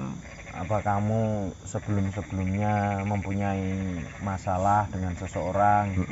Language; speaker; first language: Indonesian; native; Indonesian